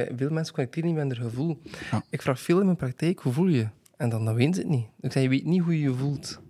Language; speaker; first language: Dutch; native; Dutch